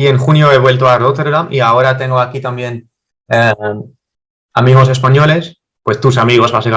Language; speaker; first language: Spanish; non-native, fluent; Dutch